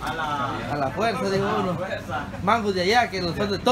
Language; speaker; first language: Spanish; native; Spanish